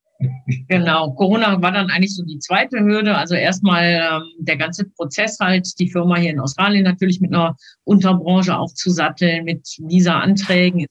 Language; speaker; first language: German; native; German